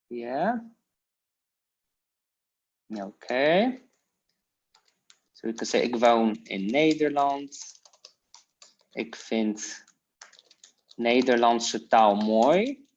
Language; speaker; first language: Dutch; non-native, fluent; Polish